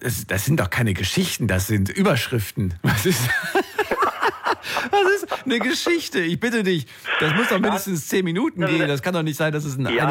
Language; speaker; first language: German; native; German